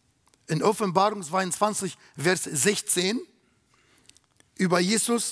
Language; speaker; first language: German; non-native, learner; Arabic